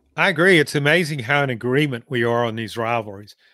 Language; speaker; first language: English; native; English